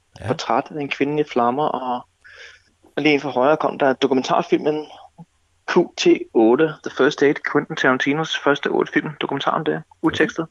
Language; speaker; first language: Danish; native; Danish